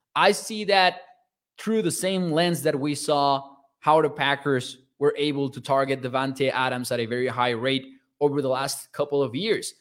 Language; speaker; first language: English; non-native, fluent; Spanish